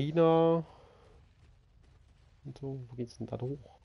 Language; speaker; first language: German; native; German